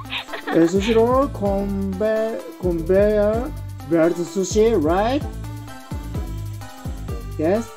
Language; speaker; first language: English; non-native, learner; Japanese